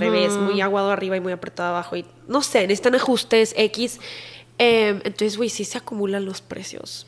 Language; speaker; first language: Spanish; native; Spanish